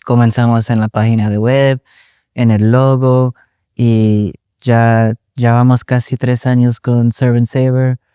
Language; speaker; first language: Spanish; early bilingual, other home language; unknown